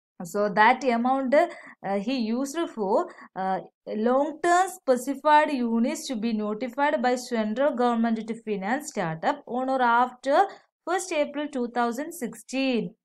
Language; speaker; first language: English; non-native, local second language; Malayalam